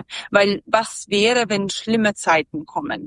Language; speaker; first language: German; non-native, learner; Serbian